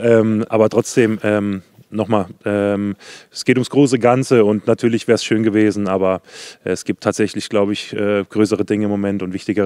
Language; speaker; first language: German; native; German